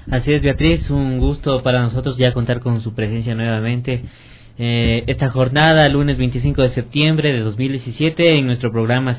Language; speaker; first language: Spanish; native; Spanish